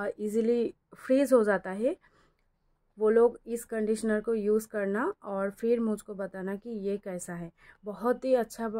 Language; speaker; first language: Hindi; non-native, local second language; Bangla